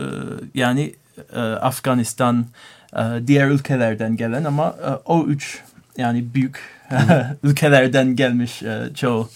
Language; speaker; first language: Turkish; non-native, learner; English